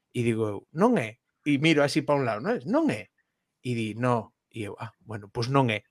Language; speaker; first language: Galician; native; Galician